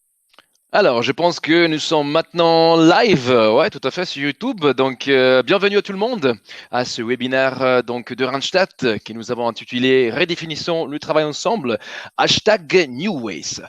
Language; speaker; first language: French; native; French